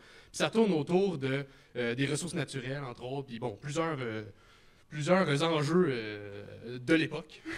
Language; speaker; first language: French; native; French